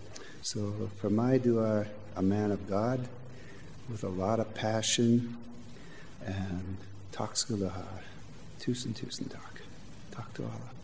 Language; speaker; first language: Norwegian; non-native, learner; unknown